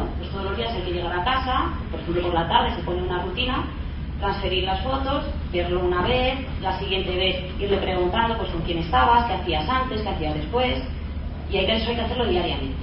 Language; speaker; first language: Spanish; native; Spanish